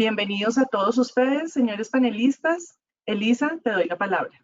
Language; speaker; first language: Spanish; native; Spanish